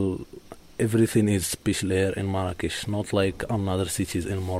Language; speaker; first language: English; non-native, learner; Arabic